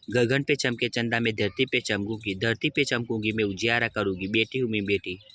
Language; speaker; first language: Hindi; non-native, local second language; Gujarati